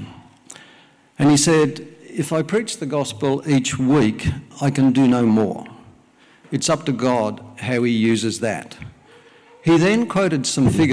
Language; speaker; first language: English; early bilingual, other home language; Welsh